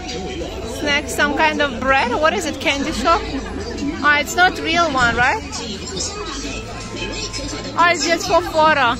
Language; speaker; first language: English; non-native, learner; Russian